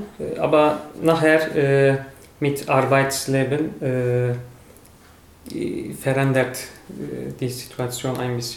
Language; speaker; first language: German; non-native, learner; Turkish